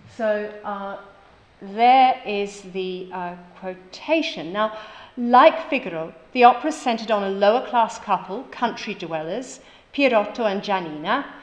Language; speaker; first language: English; native; English